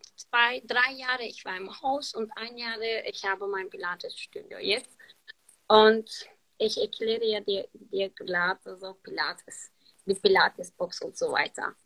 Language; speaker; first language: German; non-native, learner; Turkish